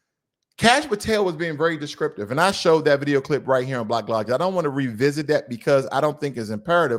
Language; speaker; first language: English; native; English